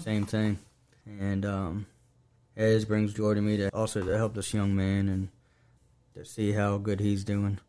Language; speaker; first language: English; native; English